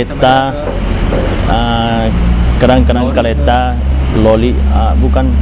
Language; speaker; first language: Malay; non-native, learner; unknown